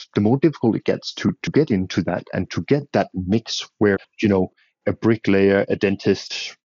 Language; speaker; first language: English; non-native, fluent; Danish